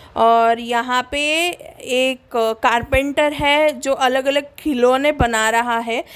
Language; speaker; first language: Hindi; non-native, local second language; Marathi